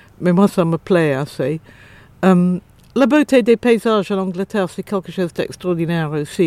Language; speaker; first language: French; non-native, fluent; English